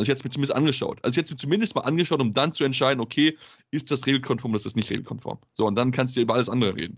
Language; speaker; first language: German; native; German